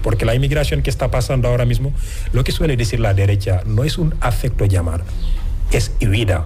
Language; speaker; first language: Spanish; non-native, fluent; Wolof